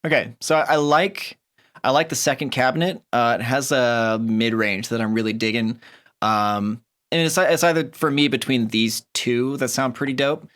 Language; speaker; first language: English; native; English